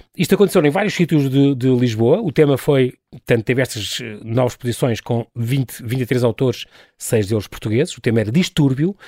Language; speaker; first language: Portuguese; native; Portuguese